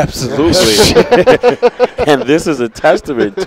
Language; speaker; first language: English; native; English